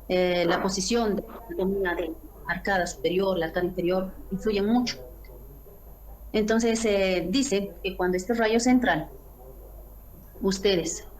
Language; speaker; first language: Spanish; native; Spanish